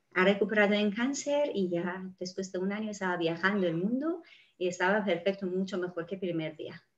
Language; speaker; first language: Spanish; non-native, fluent; Persian